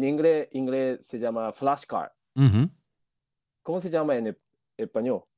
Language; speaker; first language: Spanish; non-native, learner; Japanese